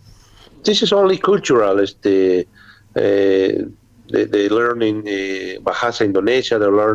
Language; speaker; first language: English; non-native, learner; Spanish